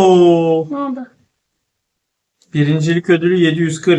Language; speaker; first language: Turkish; native; Turkish